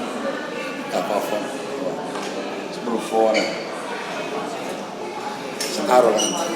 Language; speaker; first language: English; non-native, learner; Italian